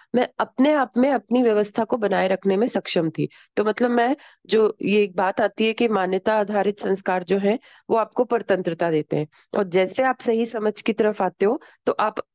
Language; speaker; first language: Hindi; native; Hindi